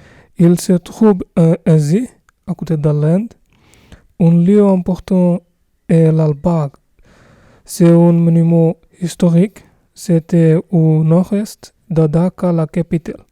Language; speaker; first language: French; non-native, learner; Bangla